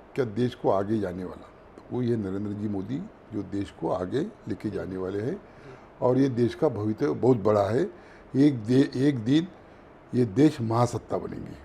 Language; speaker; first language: Hindi; non-native, local second language; Marathi